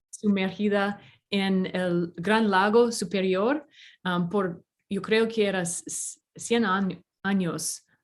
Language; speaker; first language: Spanish; non-native, fluent; English